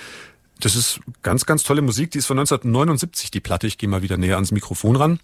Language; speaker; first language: German; native; German